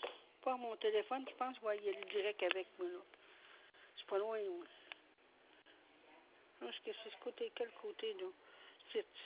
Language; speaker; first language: French; native; French